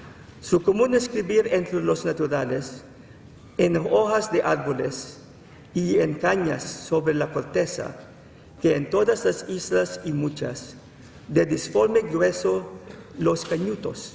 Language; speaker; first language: Spanish; non-native, fluent; Filipino